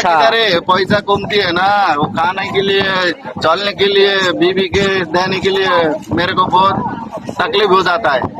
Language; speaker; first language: Hindi; non-native, learner; Bangla